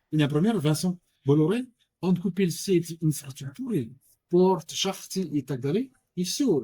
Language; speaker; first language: Russian; non-native, learner; French